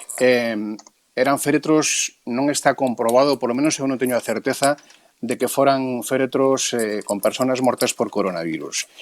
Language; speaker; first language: Galician; non-native, local second language; Spanish